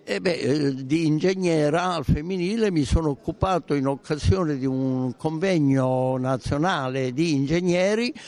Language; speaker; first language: Italian; native; Italian